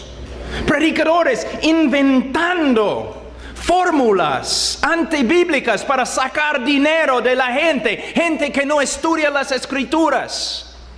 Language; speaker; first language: Spanish; non-native, fluent; English